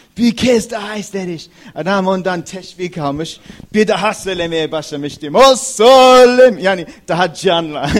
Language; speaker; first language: Turkish; non-native, fluent; English